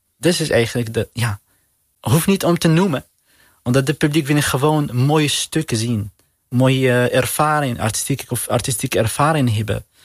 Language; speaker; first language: Dutch; non-native, learner; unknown